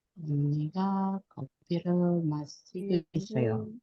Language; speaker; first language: Korean; non-native, learner; Indonesian